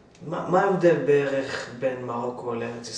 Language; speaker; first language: Hebrew; native; Hebrew